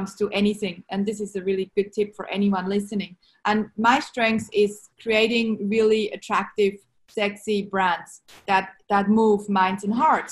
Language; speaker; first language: English; non-native, fluent; Swiss German